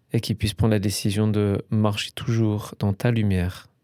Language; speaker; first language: French; non-native, fluent; English